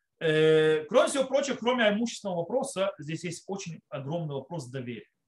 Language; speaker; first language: Russian; early bilingual, heritage; Russian